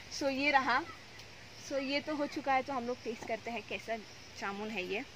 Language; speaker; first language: Hindi; non-native, local second language; Marathi